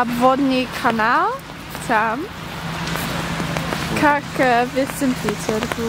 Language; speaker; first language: Russian; non-native, learner; English